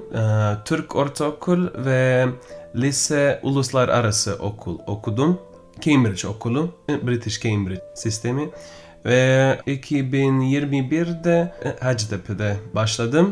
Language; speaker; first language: Turkish; non-native, learner; Bosnian